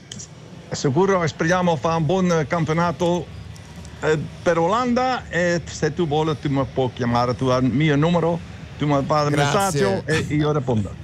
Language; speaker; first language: Italian; non-native, learner; Dutch